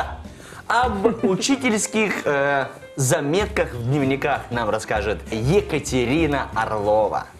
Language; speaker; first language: Russian; native; Russian